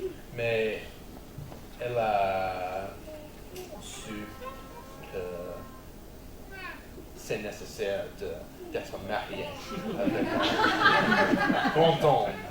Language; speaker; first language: French; non-native, learner; English